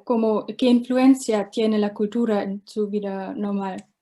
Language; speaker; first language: Spanish; non-native, learner; German